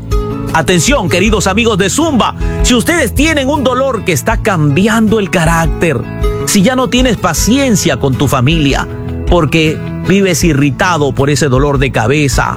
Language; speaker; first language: Spanish; native; Spanish